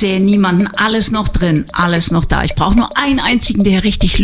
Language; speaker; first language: German; native; German